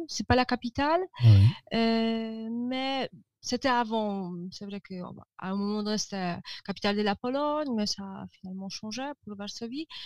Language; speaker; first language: French; non-native, fluent; Polish